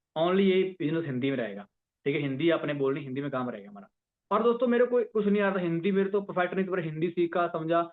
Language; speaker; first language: Hindi; non-native, local second language; Punjabi